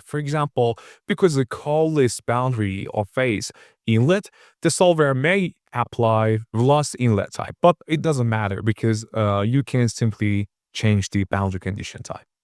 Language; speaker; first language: English; non-native, fluent; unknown